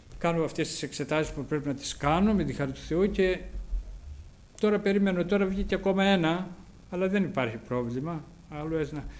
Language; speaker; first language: Greek; native; Greek